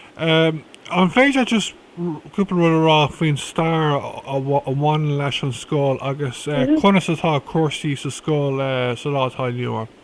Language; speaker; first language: Irish; non-native, local second language; English